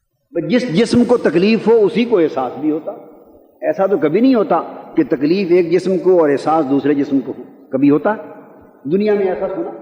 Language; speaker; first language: Urdu; native; Urdu